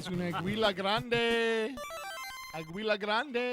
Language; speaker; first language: Spanish; non-native, learner; English